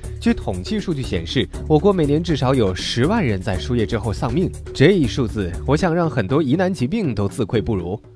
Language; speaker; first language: Chinese; native; Chinese